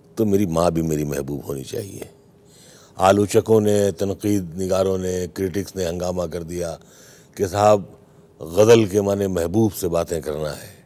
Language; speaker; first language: Hindi; native; Hindi